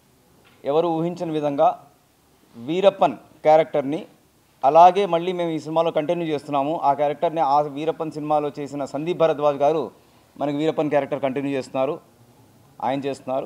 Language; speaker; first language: Telugu; native; Telugu